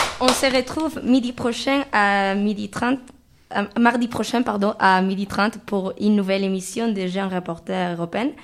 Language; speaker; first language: French; non-native, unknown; Spanish